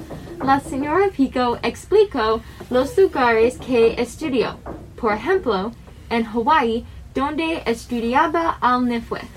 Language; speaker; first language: Spanish; non-native, learner; English